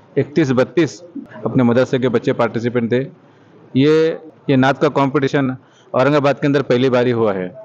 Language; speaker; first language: Hindi; non-native, local second language; Urdu